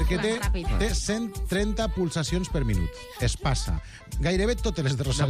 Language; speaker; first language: Catalan; native; Catalan